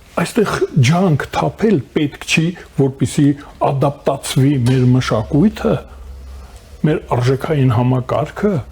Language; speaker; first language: Armenian; native; Armenian